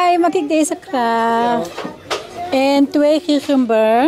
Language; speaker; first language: Dutch; non-native, learner; Filipino